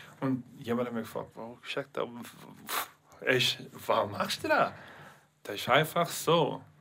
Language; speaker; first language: German; non-native, learner; English